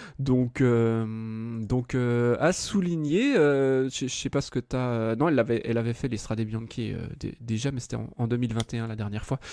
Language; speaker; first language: French; native; French